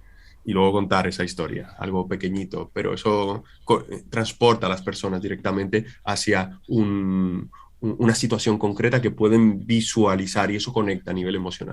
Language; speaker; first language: Spanish; native; Spanish